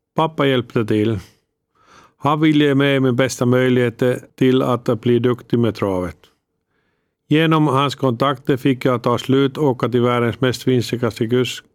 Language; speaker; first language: Swedish; non-native, fluent; Finnish